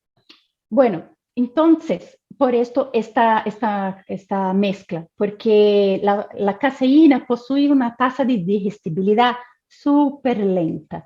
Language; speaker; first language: Spanish; non-native, fluent; Portuguese